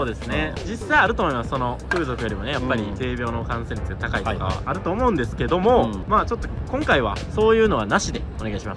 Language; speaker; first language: Japanese; native; Japanese